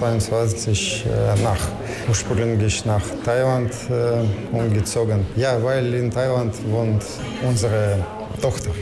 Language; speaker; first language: German; non-native, learner; Russian